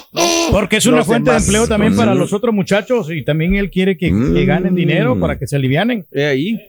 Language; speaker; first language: Spanish; native; Spanish